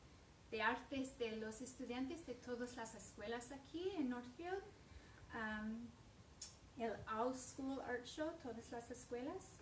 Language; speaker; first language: Spanish; non-native, fluent; English